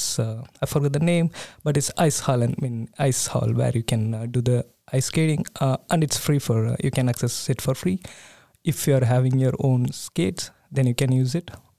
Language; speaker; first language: English; non-native, local second language; Tamil